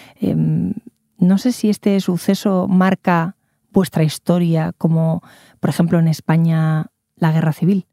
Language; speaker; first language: Spanish; native; Spanish